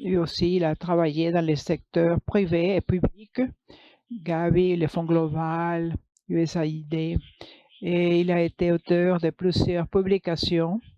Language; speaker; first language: French; non-native, learner; English